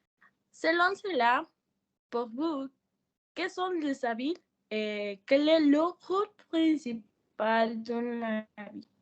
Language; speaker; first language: French; non-native, learner; Spanish